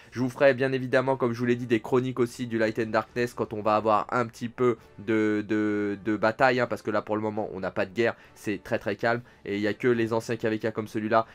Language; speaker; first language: French; native; French